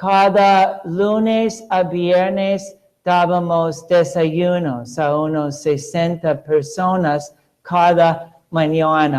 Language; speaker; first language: Spanish; non-native, fluent; English